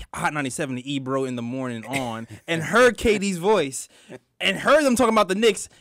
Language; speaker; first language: English; native; English